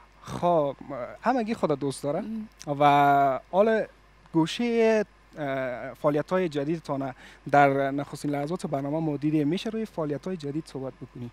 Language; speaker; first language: Persian; native; Persian